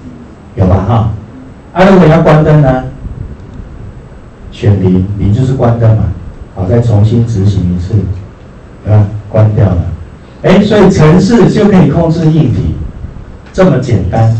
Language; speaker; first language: Chinese; native; Chinese